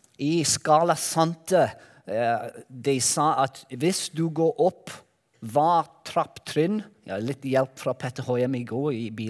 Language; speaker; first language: Norwegian; non-native, learner; Welsh